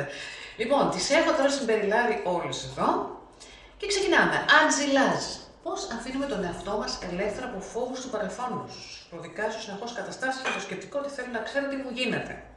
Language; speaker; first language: Greek; native; Greek